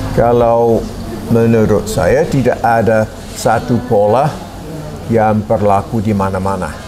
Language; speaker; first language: Indonesian; non-native, fluent; English